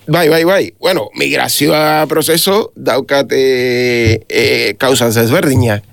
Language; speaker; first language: Basque; non-native, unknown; Spanish